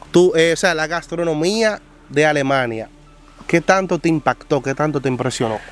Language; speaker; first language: Spanish; native; Spanish